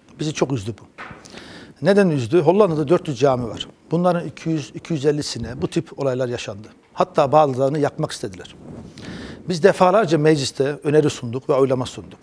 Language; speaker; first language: Turkish; early bilingual, heritage; Turkish